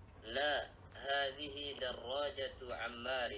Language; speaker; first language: Arabic; non-native, learner; Indonesian